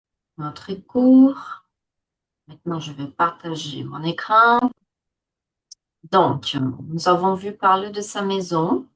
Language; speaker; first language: French; non-native, fluent; Portuguese